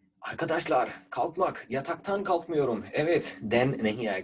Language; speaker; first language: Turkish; non-native, fluent; Urdu